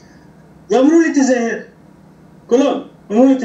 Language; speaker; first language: Hebrew; non-native, local second language; Arabic